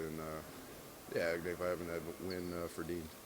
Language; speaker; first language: Dutch; non-native, fluent; English